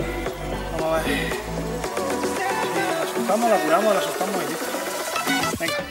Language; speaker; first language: Spanish; native; Spanish